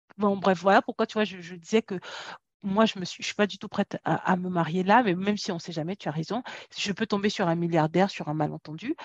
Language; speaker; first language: French; native; French